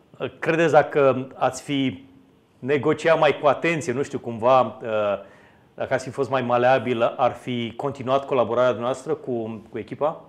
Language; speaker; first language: Romanian; native; Romanian